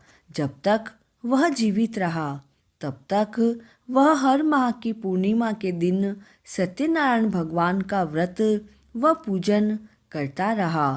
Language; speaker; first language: Hindi; native; Hindi